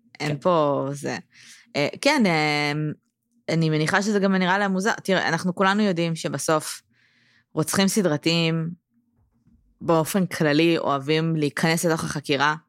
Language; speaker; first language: Hebrew; native; Hebrew